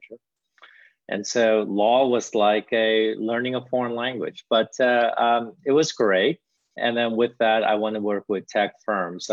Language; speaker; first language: English; early bilingual, other home language; Korean